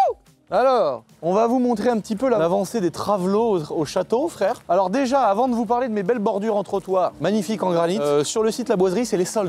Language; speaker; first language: French; native; French